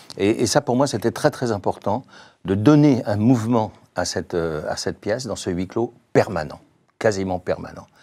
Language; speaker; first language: French; native; French